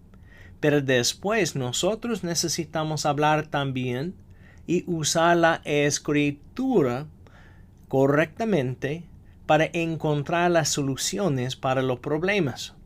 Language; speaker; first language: Spanish; non-native, fluent; English